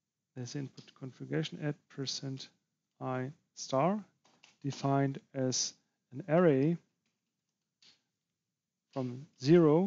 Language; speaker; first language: English; non-native, fluent; German